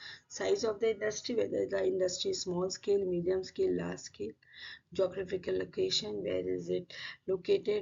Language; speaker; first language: English; non-native, local second language; Hindi